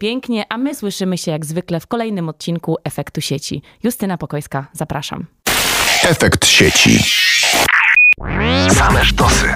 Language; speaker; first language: Polish; native; Polish